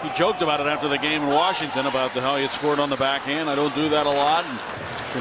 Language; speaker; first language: English; native; English